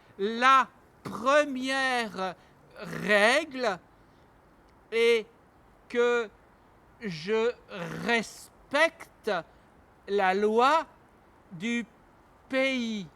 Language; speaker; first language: French; non-native, learner; Armenian